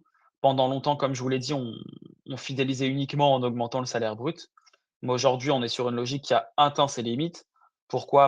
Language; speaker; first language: French; native; French